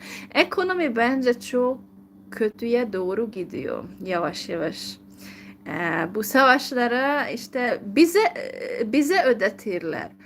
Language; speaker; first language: Turkish; non-native, fluent; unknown